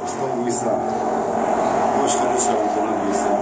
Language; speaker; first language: Hebrew; native; Hebrew